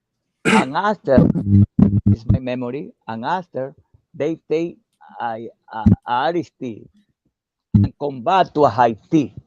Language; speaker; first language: English; non-native, learner; Portuguese